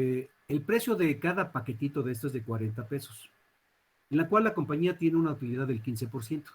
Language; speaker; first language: Spanish; native; Spanish